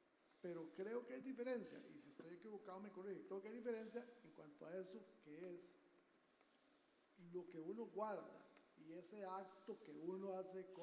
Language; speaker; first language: Spanish; native; Spanish